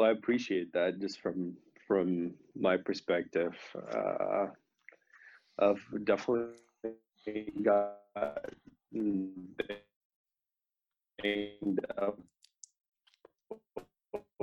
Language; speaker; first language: English; non-native, fluent; Romanian